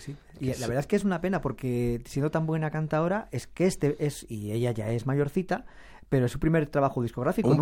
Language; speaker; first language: Spanish; native; Spanish